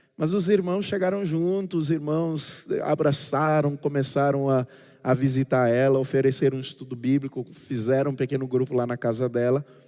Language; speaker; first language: Portuguese; non-native, local second language; Kabuverdianu